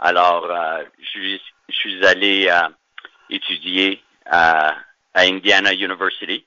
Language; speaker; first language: French; native; French